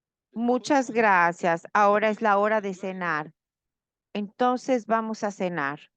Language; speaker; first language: Spanish; non-native, fluent; Portuguese